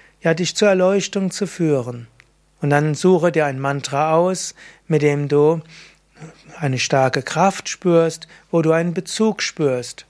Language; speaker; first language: German; native; German